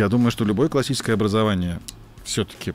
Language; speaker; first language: Russian; native; Russian